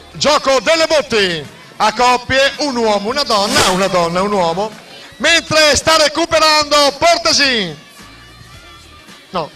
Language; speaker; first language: Italian; native; Italian